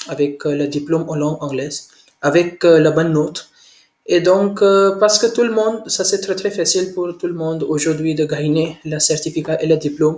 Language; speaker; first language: French; non-native, learner; Hindi